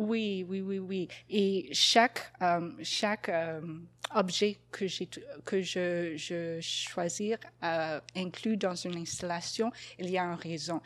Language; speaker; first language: French; non-native, local second language; English